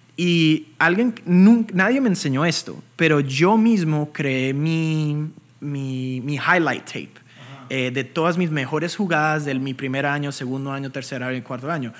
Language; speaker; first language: Spanish; early bilingual, heritage; Spanish